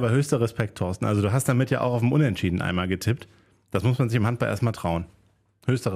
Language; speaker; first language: German; native; German